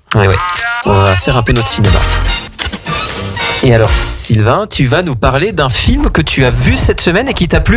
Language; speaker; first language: French; native; French